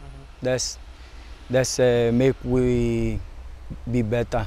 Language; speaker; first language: English; non-native, fluent; Portuguese